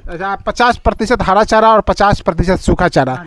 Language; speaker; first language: Hindi; native; Hindi